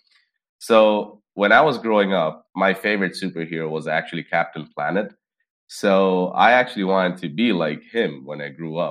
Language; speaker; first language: English; non-native, local second language; Bangla